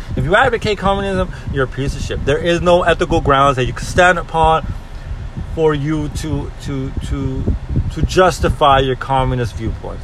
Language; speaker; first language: English; early bilingual, other home language; Spanish